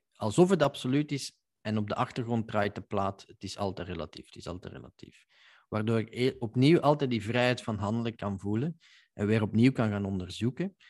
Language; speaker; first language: Dutch; native; Dutch